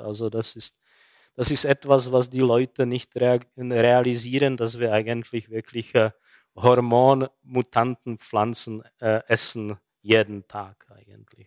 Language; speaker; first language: German; non-native, fluent; Czech